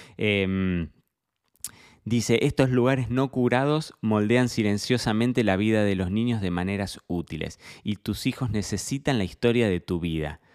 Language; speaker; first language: Spanish; native; Spanish